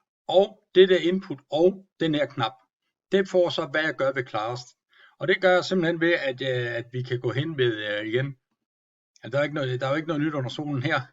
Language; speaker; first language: Danish; native; Danish